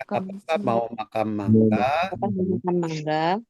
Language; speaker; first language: Indonesian; non-native, fluent; Japanese